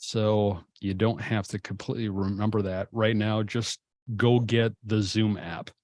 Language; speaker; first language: English; native; English